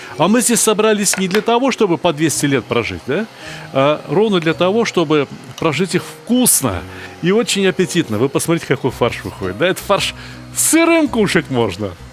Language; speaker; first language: Russian; native; Russian